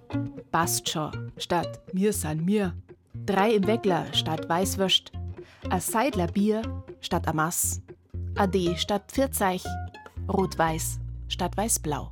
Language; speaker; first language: German; native; German